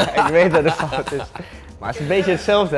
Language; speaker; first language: Dutch; non-native, learner; Danish